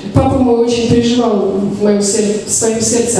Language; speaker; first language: Russian; native; Russian